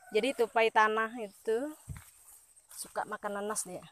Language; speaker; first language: Indonesian; non-native, local second language; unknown